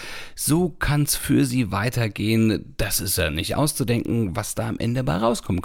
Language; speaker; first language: German; native; German